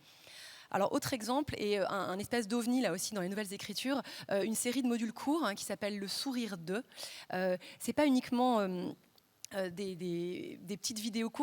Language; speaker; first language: French; native; French